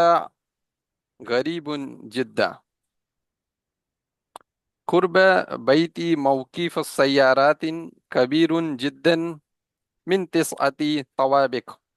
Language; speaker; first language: Arabic; non-native, learner; Urdu